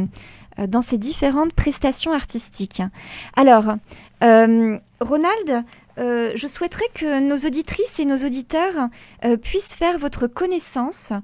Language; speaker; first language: French; native; French